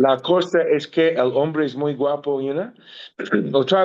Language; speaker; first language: Spanish; non-native, learner; English